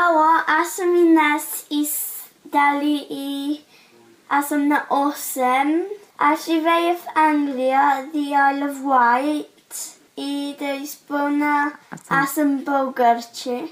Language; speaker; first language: Bulgarian; early bilingual, heritage; Bulgarian